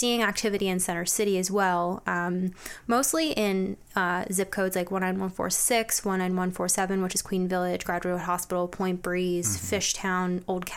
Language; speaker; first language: English; native; English